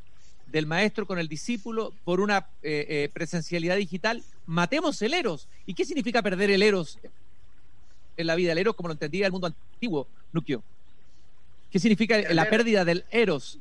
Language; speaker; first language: Spanish; native; Spanish